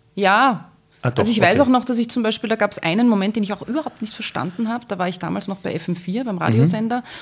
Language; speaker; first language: German; native; German